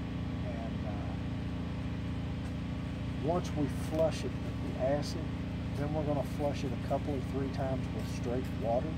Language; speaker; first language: English; native; English